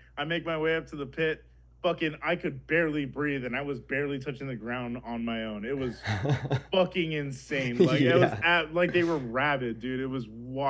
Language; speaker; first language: English; native; English